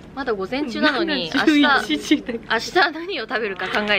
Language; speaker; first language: Japanese; native; Japanese